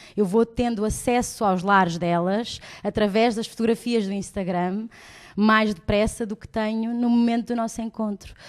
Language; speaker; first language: Portuguese; native; Portuguese